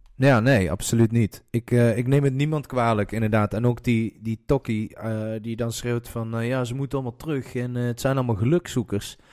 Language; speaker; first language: Dutch; early bilingual, other home language; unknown